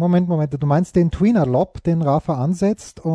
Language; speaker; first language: German; native; German